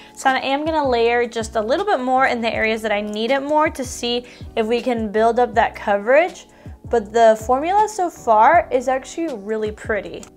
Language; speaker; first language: English; native; English